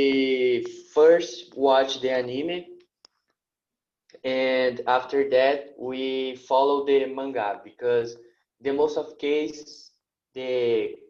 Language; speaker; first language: English; non-native, learner; Portuguese